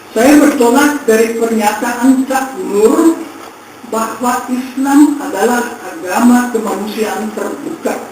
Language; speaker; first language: Indonesian; non-native, fluent; German